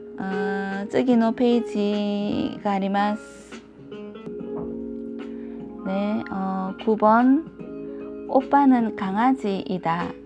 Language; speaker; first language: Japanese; non-native, learner; Korean